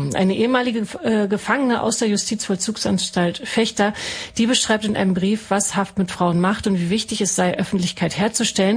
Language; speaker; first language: German; native; German